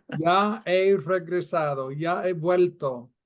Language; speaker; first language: Spanish; non-native, fluent; English